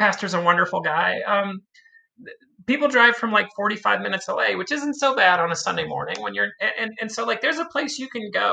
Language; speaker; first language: English; native; English